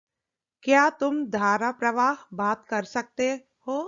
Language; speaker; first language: Hindi; non-native, local second language; Telugu